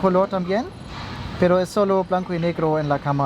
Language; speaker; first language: Spanish; non-native, learner; German